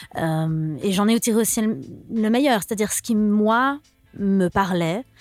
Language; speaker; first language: French; native; French